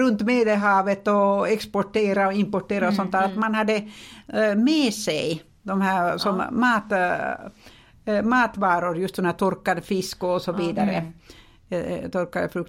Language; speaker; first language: Swedish; non-native, fluent; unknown